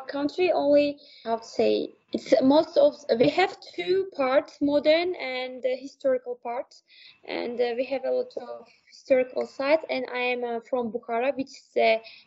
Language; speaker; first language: English; non-native, learner; Uzbek